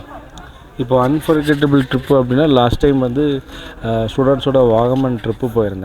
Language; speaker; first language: Tamil; native; Tamil